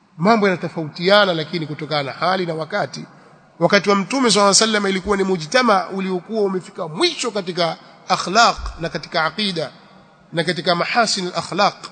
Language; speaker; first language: Swahili; native; Swahili